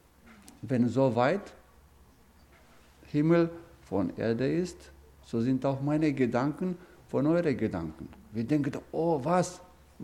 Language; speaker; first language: German; non-native, fluent; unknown